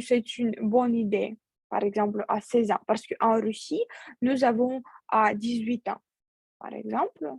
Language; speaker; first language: French; non-native, learner; Russian